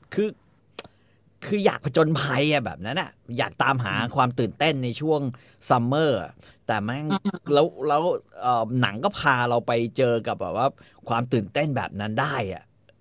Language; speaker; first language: Thai; native; Thai